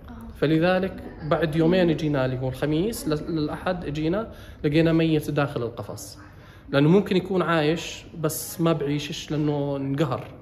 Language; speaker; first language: Arabic; native; Arabic